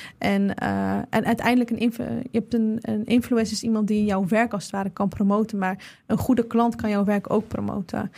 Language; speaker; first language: Dutch; early bilingual, other home language; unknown